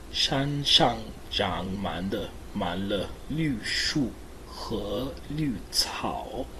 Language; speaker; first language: Chinese; non-native, learner; English